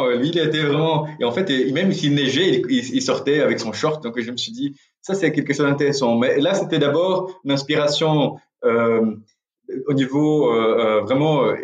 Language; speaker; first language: French; non-native, fluent; Portuguese